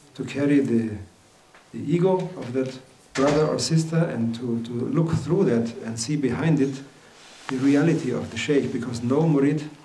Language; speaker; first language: English; non-native, fluent; German